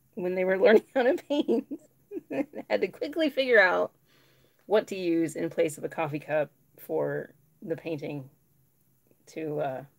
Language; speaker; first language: English; native; English